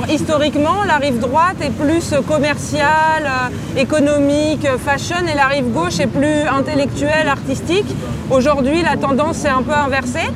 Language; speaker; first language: French; native; French